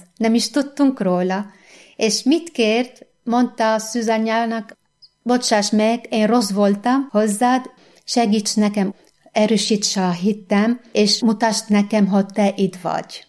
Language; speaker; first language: Hungarian; non-native, fluent; Arabic